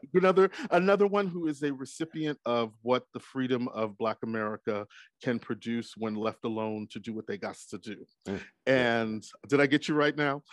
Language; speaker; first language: English; native; English